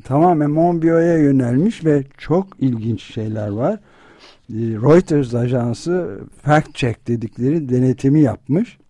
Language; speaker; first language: Turkish; native; Turkish